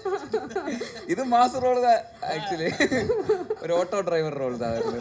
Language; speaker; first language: Tamil; non-native, learner; Malayalam